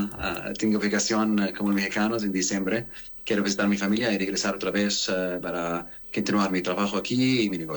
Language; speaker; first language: Spanish; non-native, learner; Arabic